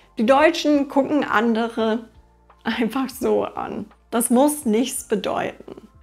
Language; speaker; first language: German; non-native, fluent; English